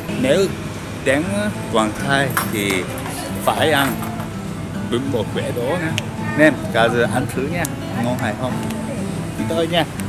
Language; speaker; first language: Vietnamese; non-native, learner; Japanese